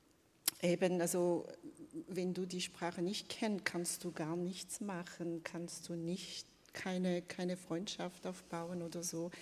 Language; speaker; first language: German; non-native, fluent; Malagasy